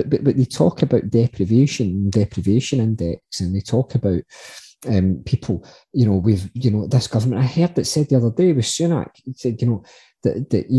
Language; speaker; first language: English; native; English